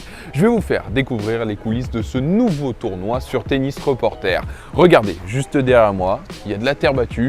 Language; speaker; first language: French; native; French